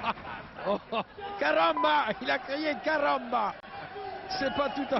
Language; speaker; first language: French; native; French